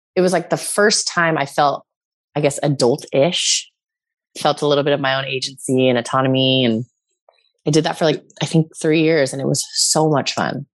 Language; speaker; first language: English; native; English